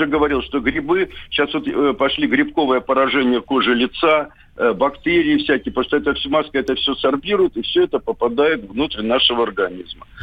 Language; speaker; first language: Russian; native; Russian